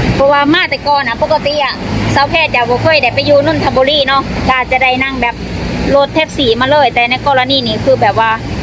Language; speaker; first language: Thai; native; Thai